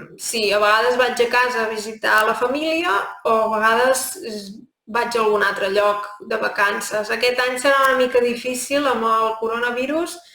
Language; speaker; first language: Catalan; native; Catalan